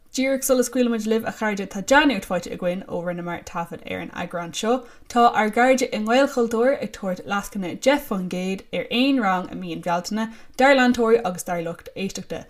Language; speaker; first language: Irish; non-native, local second language; English